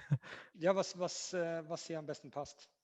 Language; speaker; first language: German; non-native, fluent; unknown